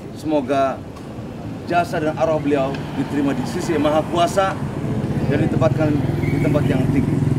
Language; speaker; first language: Indonesian; native; Indonesian